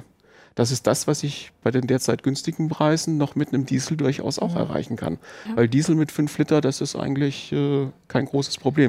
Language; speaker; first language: German; native; German